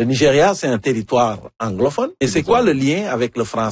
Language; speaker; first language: French; native; French